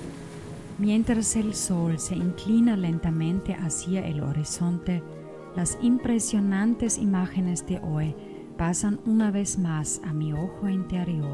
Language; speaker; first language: Spanish; non-native, fluent; German